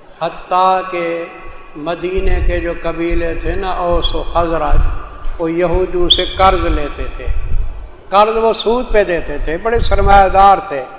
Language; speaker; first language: Urdu; non-native, local second language; Saraiki